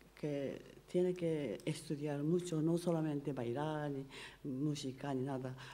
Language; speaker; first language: Spanish; non-native, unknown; Japanese